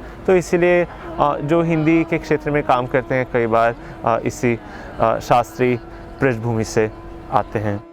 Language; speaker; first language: Hindi; native; Hindi